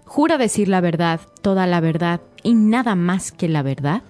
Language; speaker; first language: Spanish; native; Spanish